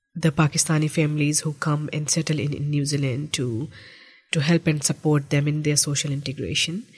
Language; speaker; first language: English; non-native, local second language; Urdu